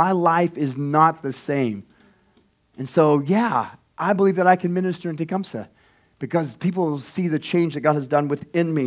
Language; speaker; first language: English; native; English